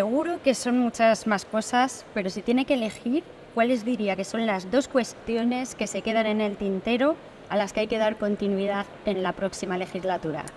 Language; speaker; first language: Spanish; native; Spanish